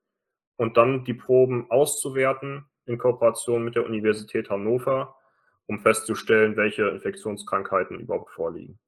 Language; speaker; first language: German; native; German